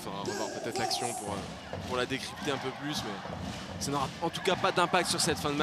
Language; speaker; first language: French; native; French